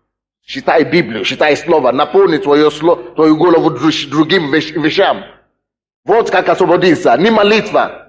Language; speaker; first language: Russian; native; Russian